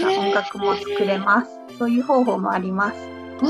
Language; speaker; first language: Japanese; non-native, fluent; English